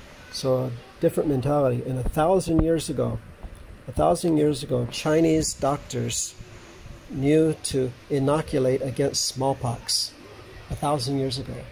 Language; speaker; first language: English; native; English